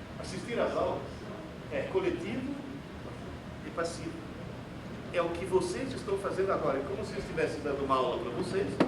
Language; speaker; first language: Portuguese; early bilingual, other home language; Italian